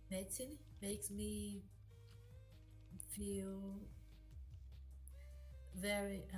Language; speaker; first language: English; non-native, learner; Portuguese